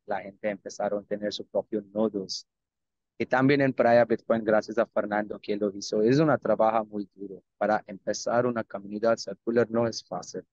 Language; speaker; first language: Spanish; non-native, learner; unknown